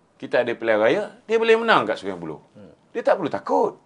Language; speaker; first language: Malay; native; Malay